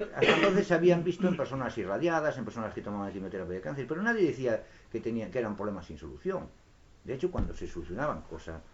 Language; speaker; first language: Spanish; non-native, local second language; Galician